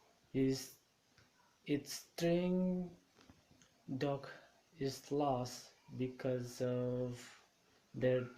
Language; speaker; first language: English; non-native, learner; Indonesian